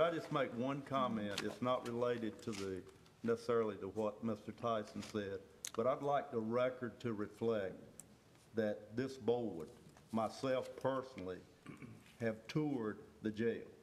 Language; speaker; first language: English; native; English